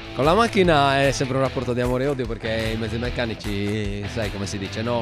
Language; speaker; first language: Italian; native; Italian